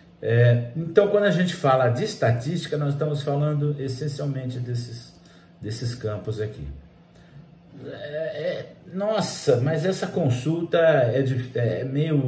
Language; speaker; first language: Portuguese; native; Portuguese